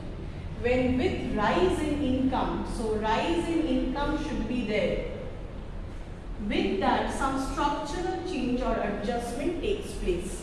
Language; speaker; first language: English; non-native, local second language; Bangla